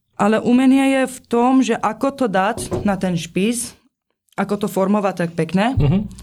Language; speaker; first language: Slovak; non-native, fluent; Persian